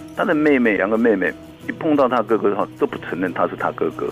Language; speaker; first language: Chinese; native; Chinese